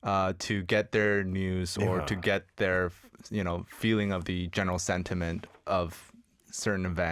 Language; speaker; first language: English; early bilingual, other home language; Korean